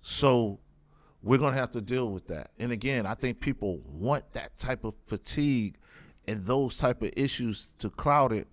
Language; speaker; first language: English; native; English